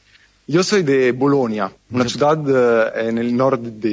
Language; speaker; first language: Spanish; non-native, fluent; Italian